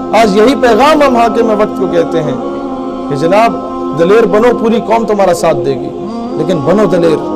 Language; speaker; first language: Urdu; non-native, local second language; Punjabi